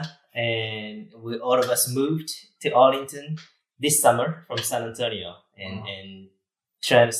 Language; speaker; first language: English; non-native, fluent; Japanese